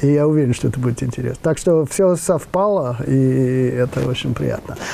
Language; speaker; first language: Russian; non-native, fluent; English